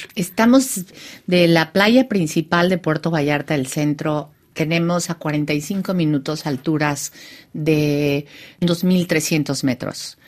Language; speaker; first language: Spanish; native; Spanish